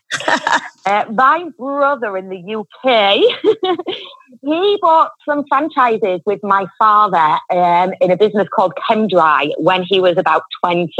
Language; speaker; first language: English; native; English